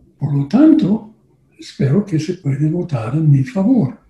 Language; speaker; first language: Spanish; non-native, learner; English